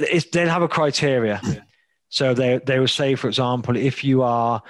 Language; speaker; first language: English; native; English